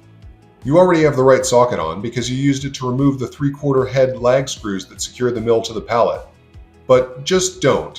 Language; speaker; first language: English; native; English